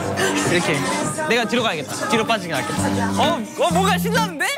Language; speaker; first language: Korean; native; Korean